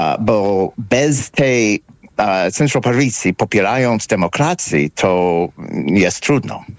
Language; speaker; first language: Polish; non-native, fluent; English